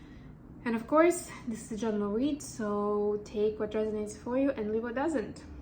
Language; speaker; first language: English; non-native, fluent; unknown